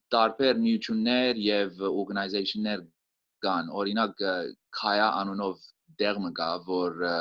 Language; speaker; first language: Armenian; early bilingual, heritage; Armenian